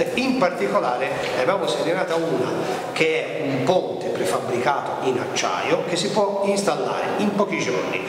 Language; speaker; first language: Italian; native; Italian